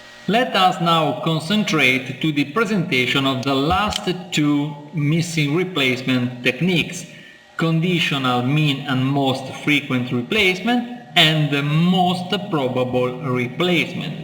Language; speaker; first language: English; non-native, fluent; Italian